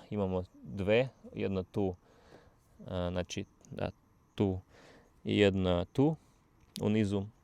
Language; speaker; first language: Bosnian; non-native, learner; Russian